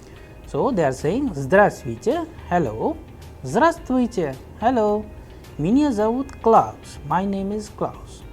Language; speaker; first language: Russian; non-native, fluent; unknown